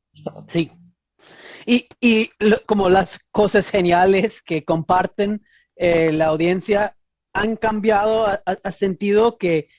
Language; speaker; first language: Spanish; non-native, fluent; English